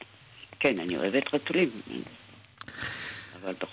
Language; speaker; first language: Hebrew; non-native, fluent; French